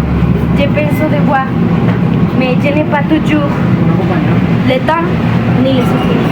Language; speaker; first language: French; non-native, learner; Spanish